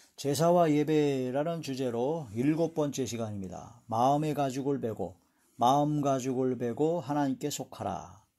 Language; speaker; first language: Korean; native; Korean